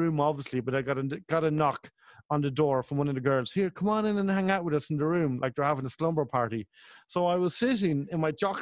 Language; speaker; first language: English; native; English